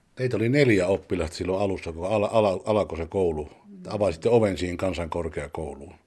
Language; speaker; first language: Finnish; native; Finnish